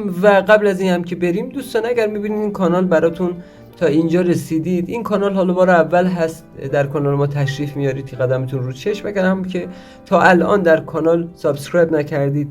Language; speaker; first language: Persian; native; Persian